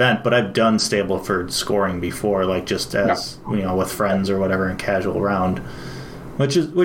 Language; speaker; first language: English; native; English